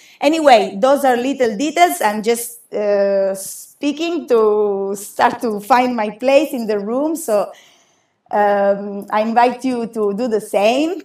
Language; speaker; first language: English; non-native, fluent; Italian